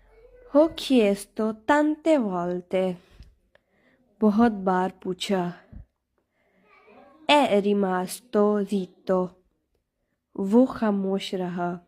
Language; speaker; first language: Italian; non-native, fluent; Urdu